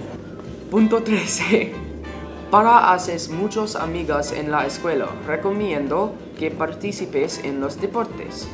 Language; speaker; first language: Spanish; non-native, learner; English